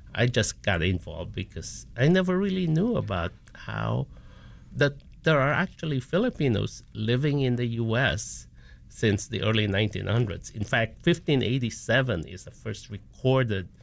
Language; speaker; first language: English; non-native, local second language; Filipino